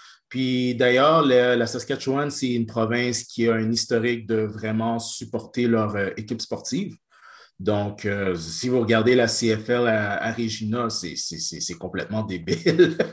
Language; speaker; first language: French; native; French